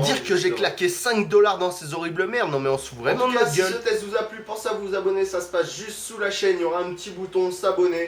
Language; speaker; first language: French; native; French